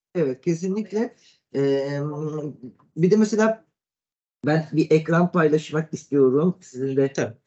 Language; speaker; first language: Turkish; native; Turkish